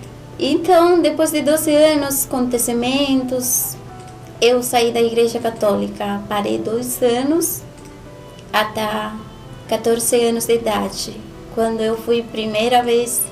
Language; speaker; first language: Portuguese; non-native, learner; Spanish